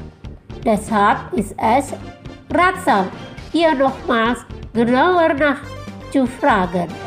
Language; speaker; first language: German; non-native, fluent; Indonesian